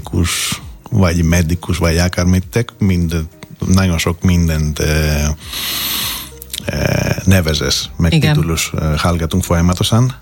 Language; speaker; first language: Hungarian; non-native, fluent; Greek